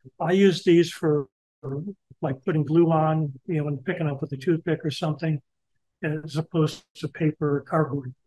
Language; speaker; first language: English; native; English